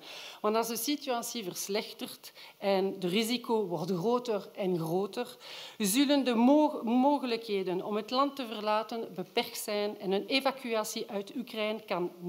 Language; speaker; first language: Dutch; non-native, local second language; French